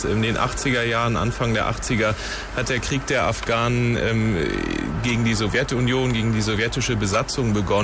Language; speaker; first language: German; native; German